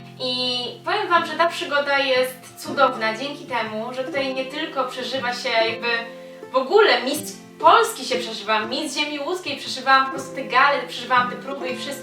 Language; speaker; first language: Polish; native; Polish